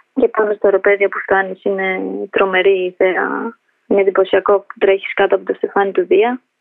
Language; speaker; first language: Greek; early bilingual, other home language; Albanian